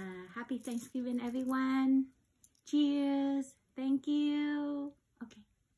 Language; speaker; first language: English; non-native, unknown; Vietnamese